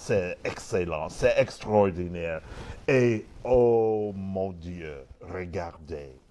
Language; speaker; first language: French; non-native, learner; English